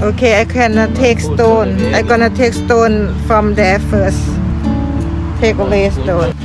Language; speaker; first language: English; non-native, learner; Thai